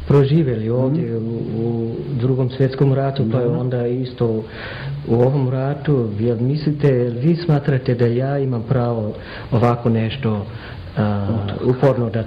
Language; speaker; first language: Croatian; non-native, fluent; English